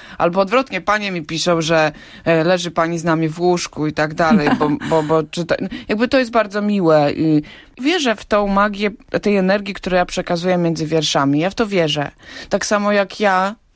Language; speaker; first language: Polish; native; Polish